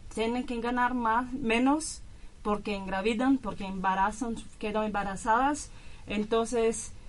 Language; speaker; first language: Spanish; non-native, learner; Portuguese